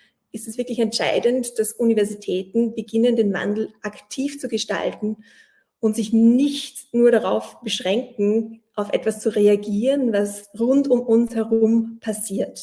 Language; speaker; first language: German; native; German